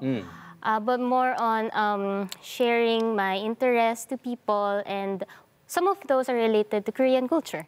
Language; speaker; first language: English; non-native, local second language; Filipino